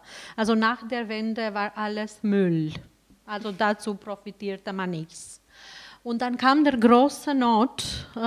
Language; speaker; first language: German; non-native, fluent; Albanian